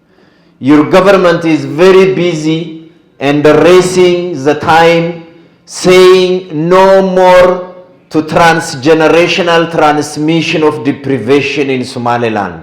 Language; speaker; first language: English; non-native, fluent; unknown